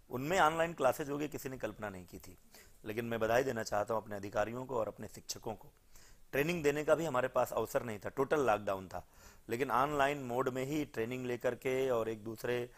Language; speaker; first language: Hindi; native; Hindi